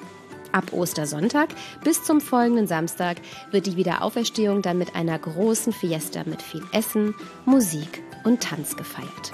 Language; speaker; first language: German; native; German